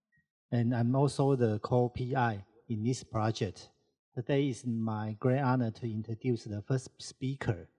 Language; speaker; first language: English; non-native, learner; Chinese